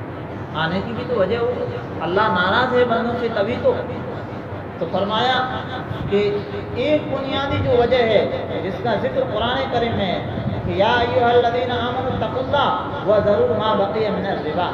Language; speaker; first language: Urdu; native; Urdu